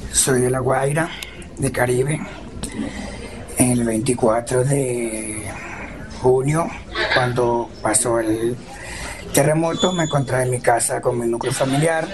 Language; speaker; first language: Spanish; native; Spanish